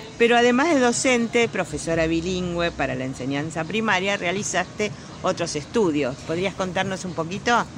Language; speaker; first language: Spanish; native; Spanish